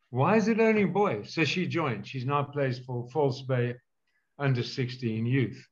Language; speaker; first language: English; native; English